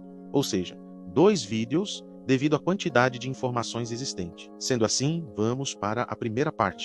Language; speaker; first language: Portuguese; native; Portuguese